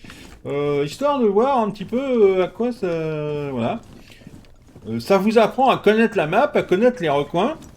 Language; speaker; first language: French; native; French